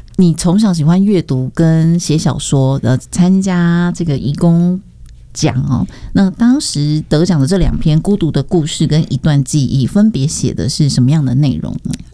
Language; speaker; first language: Chinese; native; Chinese